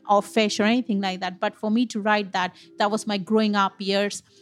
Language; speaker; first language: English; non-native, local second language; Punjabi